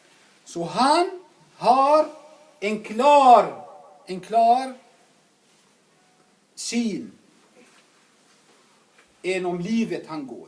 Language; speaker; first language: Swedish; non-native, fluent; Arabic